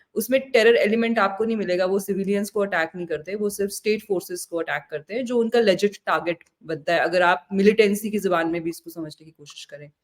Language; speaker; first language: Hindi; native; Hindi